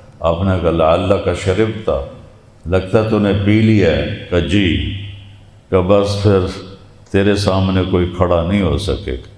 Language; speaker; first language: Urdu; non-native, local second language; Punjabi